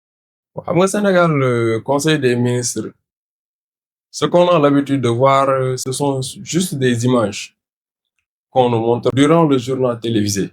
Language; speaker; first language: French; non-native, local second language; Wolof